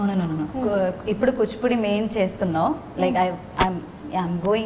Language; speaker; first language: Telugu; non-native, learner; Malayalam